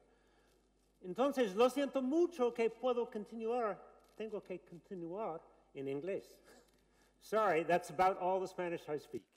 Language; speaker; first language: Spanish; non-native, learner; English